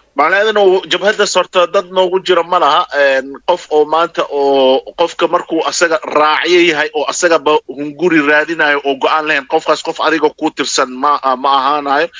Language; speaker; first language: Somali; non-native, local second language; Maay